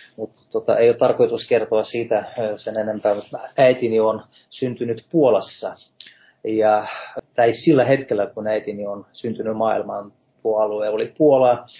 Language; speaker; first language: Finnish; non-native, fluent; Russian